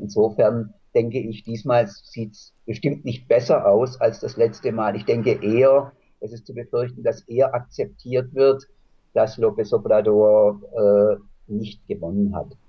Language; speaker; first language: German; native; German